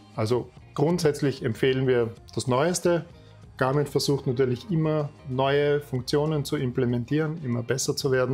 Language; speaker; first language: German; native; German